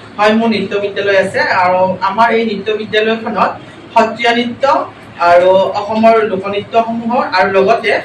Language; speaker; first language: Assamese; native; Assamese